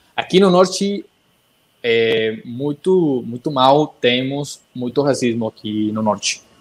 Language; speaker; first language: Portuguese; non-native, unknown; Spanish